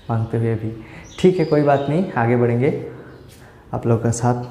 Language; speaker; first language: Hindi; non-native, local second language; Bangla